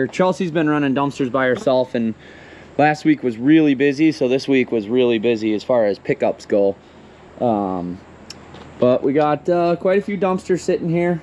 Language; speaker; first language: English; native; English